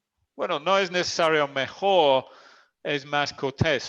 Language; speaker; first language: Spanish; non-native, fluent; English